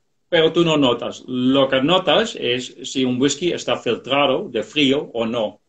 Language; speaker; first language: Spanish; non-native, fluent; Dutch